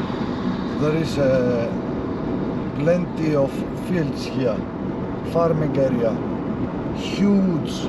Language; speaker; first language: English; non-native, learner; Greek